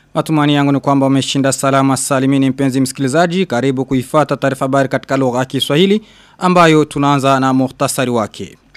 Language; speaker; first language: Swahili; non-native, local second language; Rundi